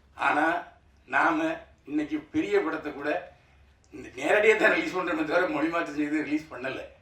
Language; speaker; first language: Tamil; native; Tamil